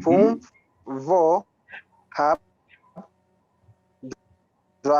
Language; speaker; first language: German; non-native, learner; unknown